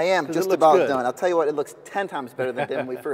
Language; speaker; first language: English; native; English